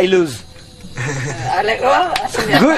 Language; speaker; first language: English; non-native, learner; French